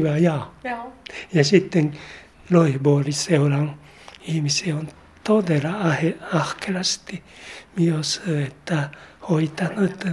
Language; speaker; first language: Finnish; non-native, learner; Japanese